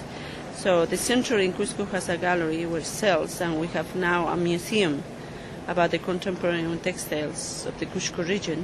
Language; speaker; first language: English; non-native, learner; Spanish